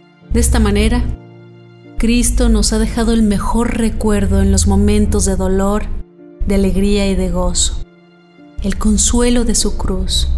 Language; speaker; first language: Spanish; native; Spanish